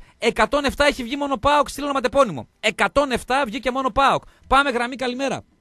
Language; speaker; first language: Greek; native; Greek